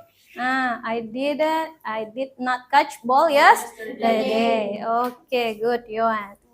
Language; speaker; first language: English; non-native, fluent; Indonesian